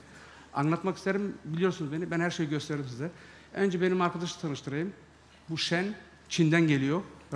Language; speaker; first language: Turkish; native; Turkish